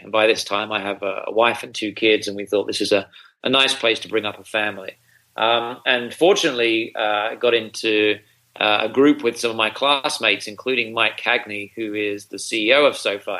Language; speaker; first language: English; native; English